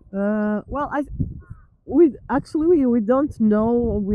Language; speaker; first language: English; non-native, learner; Portuguese